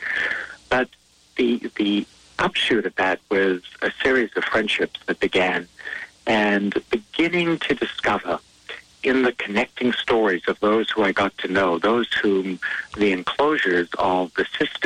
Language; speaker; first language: English; native; English